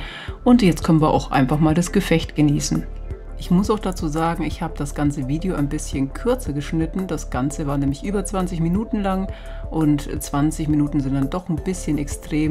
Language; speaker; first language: German; native; German